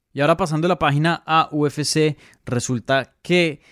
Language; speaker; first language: Spanish; native; Spanish